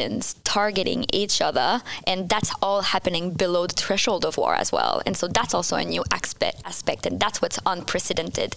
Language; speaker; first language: English; non-native, fluent; French